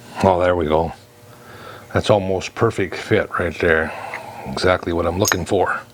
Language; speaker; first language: English; native; English